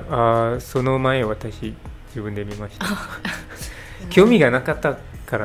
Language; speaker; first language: Japanese; non-native, learner; English